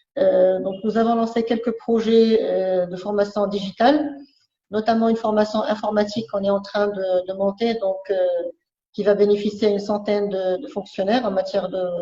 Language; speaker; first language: French; non-native, local second language; Arabic